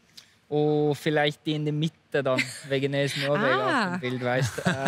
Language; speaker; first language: German; non-native, fluent; Norwegian